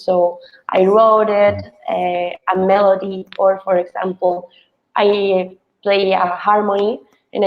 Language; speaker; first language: English; non-native, fluent; Spanish